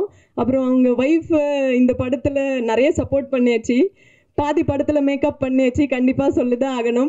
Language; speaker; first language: Tamil; non-native, learner; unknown